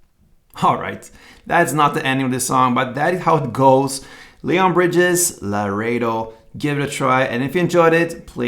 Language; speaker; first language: English; non-native, fluent; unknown